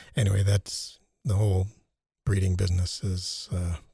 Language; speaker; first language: English; native; English